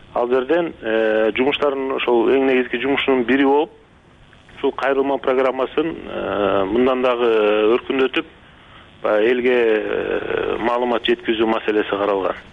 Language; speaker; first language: Kyrgyz; native; Kyrgyz